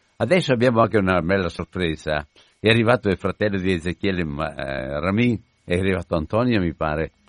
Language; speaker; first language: Italian; native; Italian